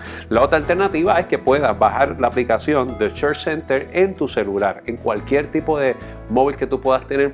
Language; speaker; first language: Spanish; native; Spanish